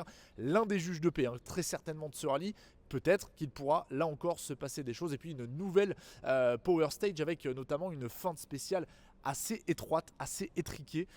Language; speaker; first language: French; native; French